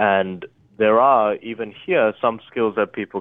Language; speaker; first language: English; early bilingual, other home language; Korean